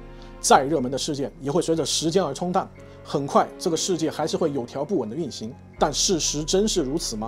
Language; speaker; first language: Chinese; native; Chinese